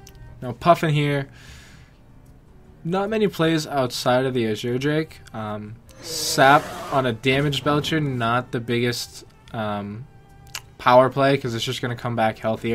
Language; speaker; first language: English; native; English